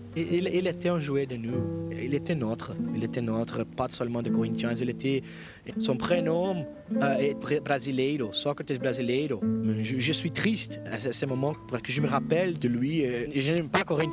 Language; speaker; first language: French; non-native, fluent; Portuguese